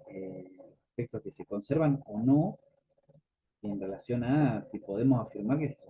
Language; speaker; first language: Spanish; native; Spanish